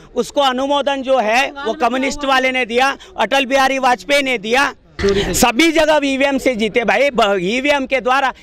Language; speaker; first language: Hindi; non-native, local second language; Marathi